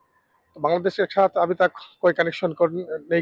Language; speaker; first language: Hindi; non-native, learner; Bangla